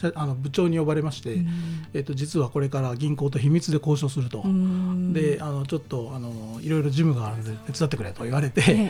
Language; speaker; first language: Japanese; native; Japanese